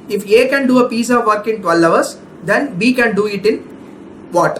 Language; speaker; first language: English; non-native, local second language; Tamil